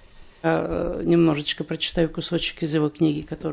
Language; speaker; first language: Russian; native; Russian